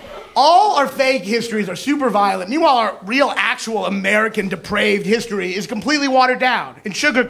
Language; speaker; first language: English; native; English